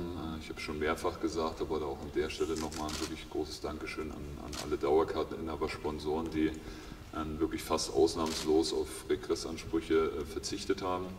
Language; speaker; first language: German; native; German